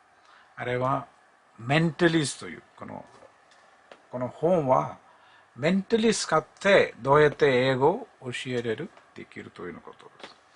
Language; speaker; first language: Japanese; non-native, learner; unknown